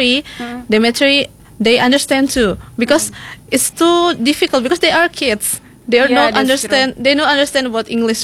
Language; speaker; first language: English; non-native, learner; Indonesian